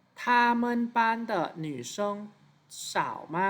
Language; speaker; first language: Chinese; non-native, fluent; Thai